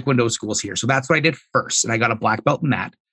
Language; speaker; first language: English; native; English